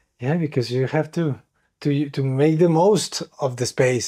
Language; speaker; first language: English; non-native, fluent; Spanish